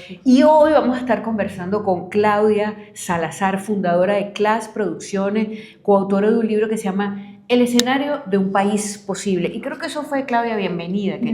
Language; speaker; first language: Spanish; native; Spanish